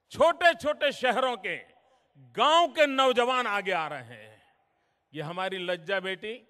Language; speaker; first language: Hindi; non-native, local second language; Gujarati